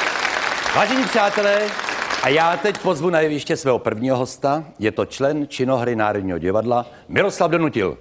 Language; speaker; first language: Czech; native; Czech